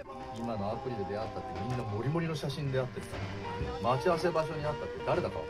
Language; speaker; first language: Japanese; native; Japanese